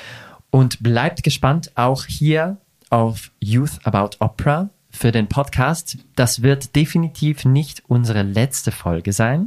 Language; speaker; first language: German; native; German